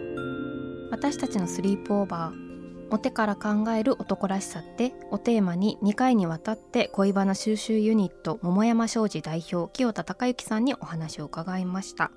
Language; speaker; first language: Japanese; native; Japanese